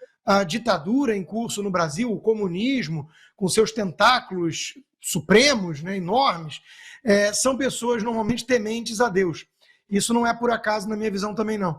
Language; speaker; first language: Portuguese; native; Portuguese